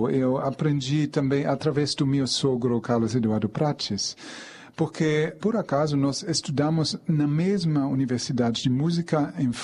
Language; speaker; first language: Portuguese; non-native, fluent; German